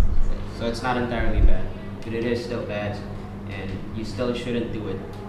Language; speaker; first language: English; non-native, fluent; Indonesian